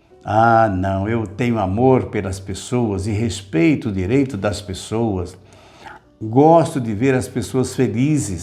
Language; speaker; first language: Portuguese; native; Portuguese